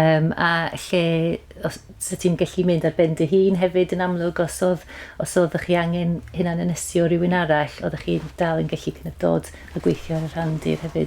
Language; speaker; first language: Welsh; native; Welsh